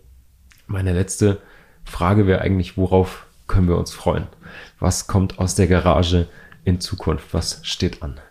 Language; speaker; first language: German; native; German